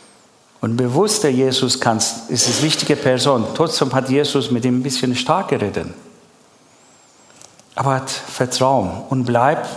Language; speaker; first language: German; non-native, learner; Persian